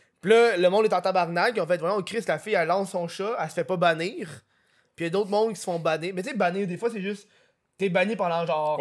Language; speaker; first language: French; native; French